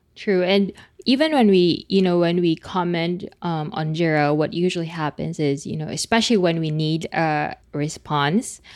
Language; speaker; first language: English; non-native, local second language; Filipino